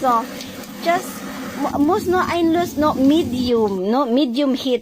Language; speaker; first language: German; non-native, fluent; Cebuano